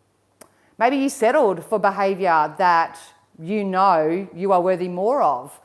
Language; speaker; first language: English; native; English